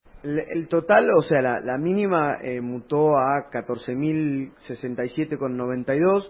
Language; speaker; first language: Spanish; native; Spanish